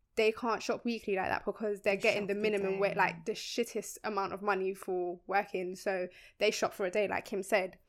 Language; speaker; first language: English; early bilingual, other home language; Spanish